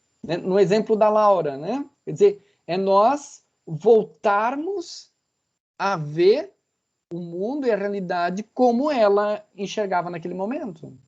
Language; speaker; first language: Portuguese; native; Portuguese